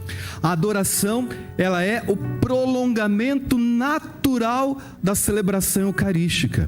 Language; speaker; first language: Portuguese; native; Portuguese